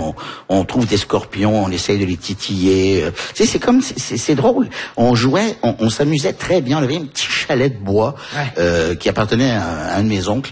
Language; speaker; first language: French; early bilingual, other home language; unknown